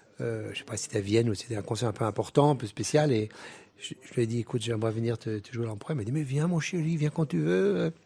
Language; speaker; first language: French; native; French